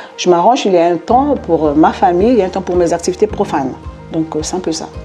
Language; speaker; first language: French; non-native, local second language; Lingala